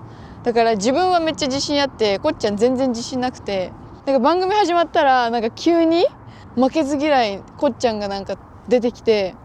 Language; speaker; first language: Japanese; native; Japanese